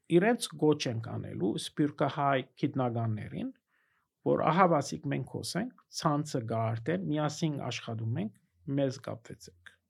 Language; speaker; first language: Armenian; early bilingual, heritage; Armenian